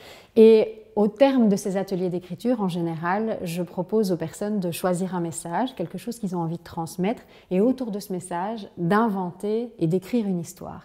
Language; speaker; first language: French; native; French